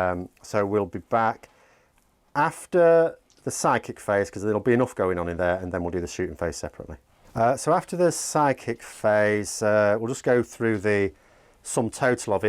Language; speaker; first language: English; native; English